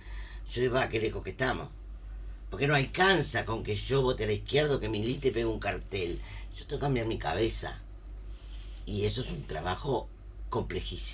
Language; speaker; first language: Spanish; native; Spanish